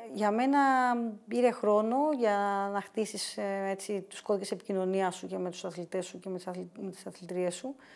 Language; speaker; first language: Greek; native; Greek